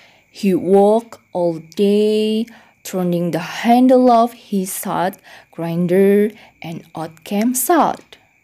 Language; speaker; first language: English; non-native, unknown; Indonesian